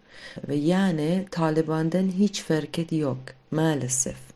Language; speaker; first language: Turkish; non-native, fluent; Kurdish